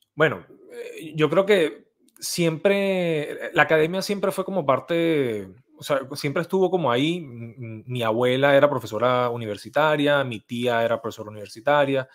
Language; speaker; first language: Spanish; native; Spanish